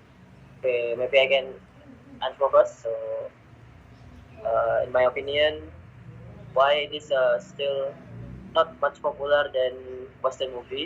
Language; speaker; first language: English; non-native, learner; Indonesian